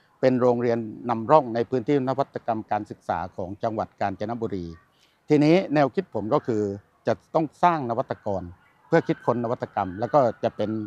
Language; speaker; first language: Thai; native; Thai